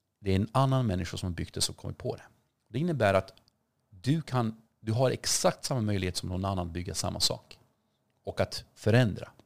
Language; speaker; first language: Swedish; early bilingual, other home language; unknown